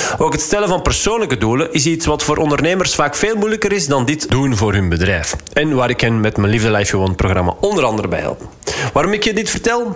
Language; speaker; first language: Dutch; native; Dutch